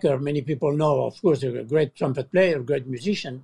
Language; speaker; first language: English; non-native, fluent; French